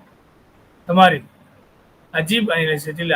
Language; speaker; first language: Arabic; non-native, fluent; Tamil